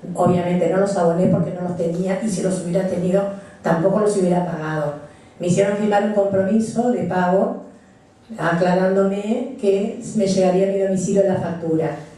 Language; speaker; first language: Spanish; native; Spanish